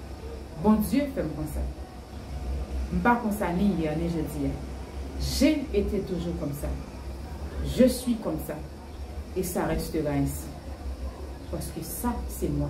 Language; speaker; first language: French; non-native, learner; Haitian Creole